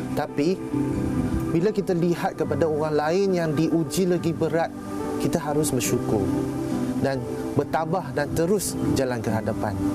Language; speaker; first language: Malay; non-native, local second language; Chinese